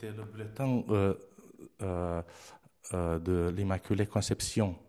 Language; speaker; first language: French; non-native, fluent; Romanian